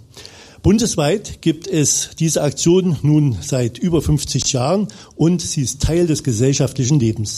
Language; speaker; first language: German; native; German